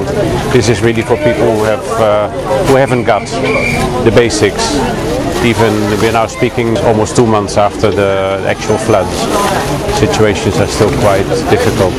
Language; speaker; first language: English; non-native, fluent; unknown